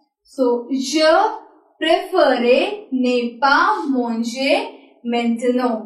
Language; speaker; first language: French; non-native, learner; Hindi